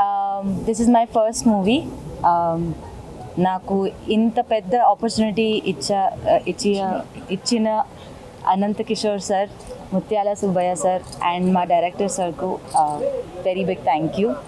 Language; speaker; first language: Telugu; non-native, learner; Kannada